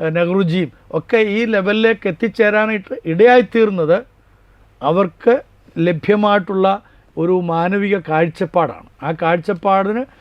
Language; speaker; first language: Malayalam; native; Malayalam